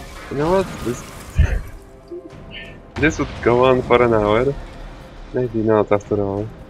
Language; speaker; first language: English; non-native, fluent; Polish